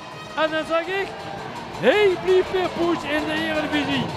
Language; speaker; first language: Dutch; native; Dutch